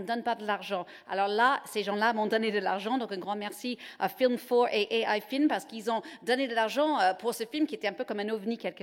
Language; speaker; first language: French; native; French